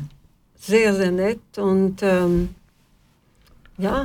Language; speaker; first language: German; non-native, fluent; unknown